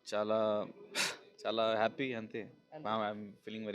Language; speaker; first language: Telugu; non-native, local second language; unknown